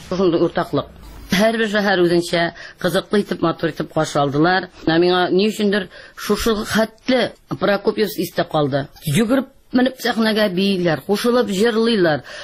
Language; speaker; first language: Tatar; native; Tatar